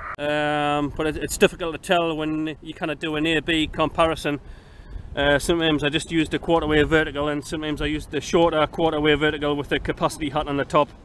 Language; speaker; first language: English; native; English